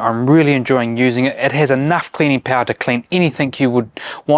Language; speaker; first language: English; native; English